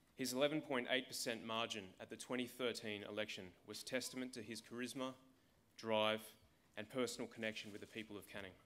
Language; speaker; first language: English; native; English